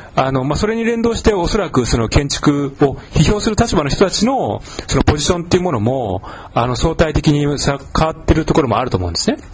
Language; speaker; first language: Japanese; native; Japanese